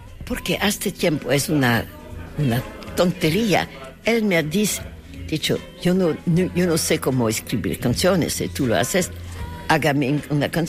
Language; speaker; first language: Spanish; non-native, learner; French